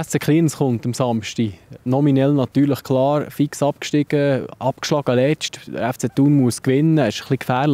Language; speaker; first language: German; native; German